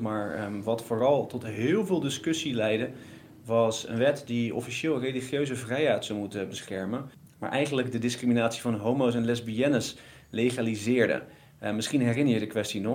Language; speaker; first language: Dutch; native; Dutch